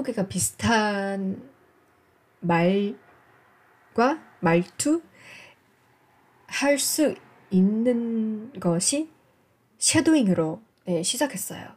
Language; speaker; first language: Korean; non-native, fluent; English